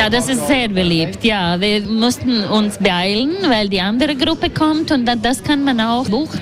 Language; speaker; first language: German; non-native, learner; Latvian